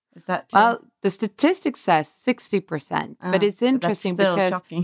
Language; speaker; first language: English; non-native, fluent; Swedish